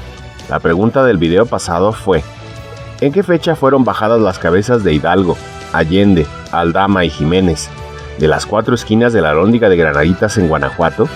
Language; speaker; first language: Spanish; native; Spanish